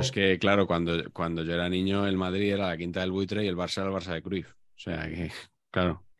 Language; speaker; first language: Spanish; native; Spanish